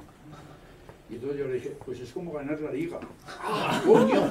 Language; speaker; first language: Spanish; native; Spanish